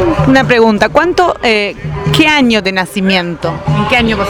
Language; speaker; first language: Portuguese; non-native, fluent; Spanish